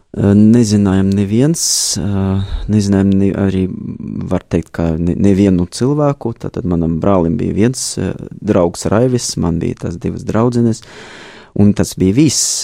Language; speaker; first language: Latvian; non-native, fluent; Russian